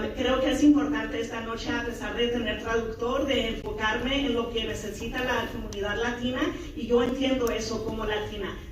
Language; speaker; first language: Spanish; early bilingual, heritage; Spanish